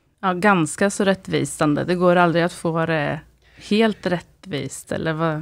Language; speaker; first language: Swedish; native; Swedish